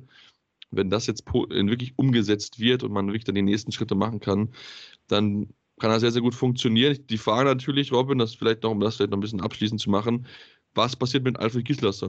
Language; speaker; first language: German; native; German